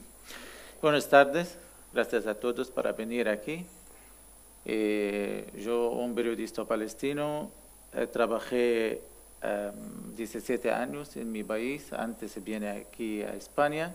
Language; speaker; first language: Spanish; non-native, learner; Arabic